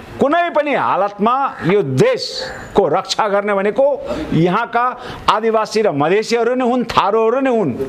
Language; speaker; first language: Nepali; non-native, local second language; Sherpa